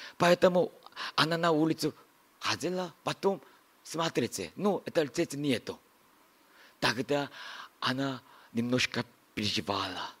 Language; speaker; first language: Russian; non-native, learner; Korean